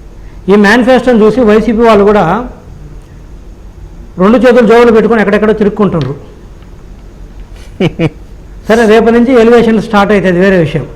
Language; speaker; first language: Telugu; native; Telugu